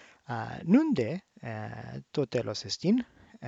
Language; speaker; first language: Greek; non-native, learner; English